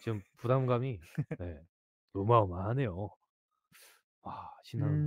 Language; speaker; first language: Korean; native; Korean